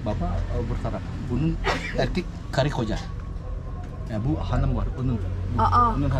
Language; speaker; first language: Turkish; non-native, learner; Indonesian